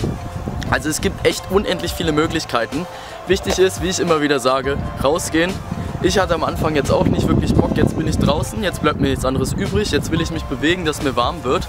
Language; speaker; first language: German; native; German